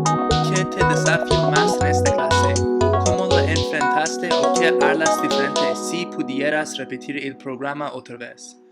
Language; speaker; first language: Spanish; non-native, learner; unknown